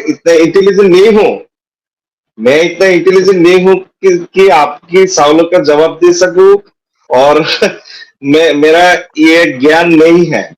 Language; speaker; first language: Hindi; non-native, learner; Bangla